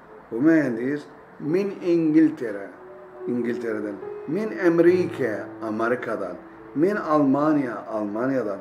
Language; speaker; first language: Arabic; non-native, fluent; Turkish